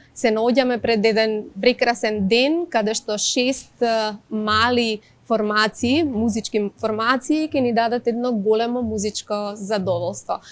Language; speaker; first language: Macedonian; native; Macedonian